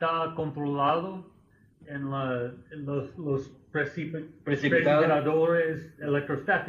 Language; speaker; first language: Spanish; non-native, fluent; English